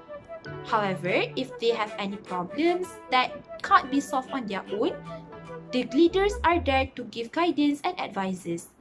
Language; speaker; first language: English; non-native, local second language; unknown